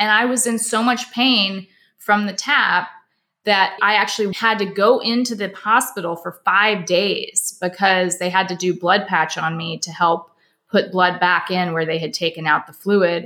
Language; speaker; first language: English; native; English